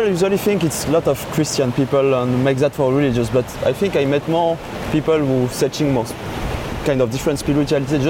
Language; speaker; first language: English; non-native, learner; French